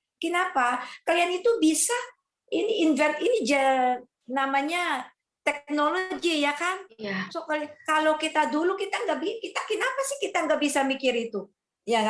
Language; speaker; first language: Indonesian; non-native, fluent; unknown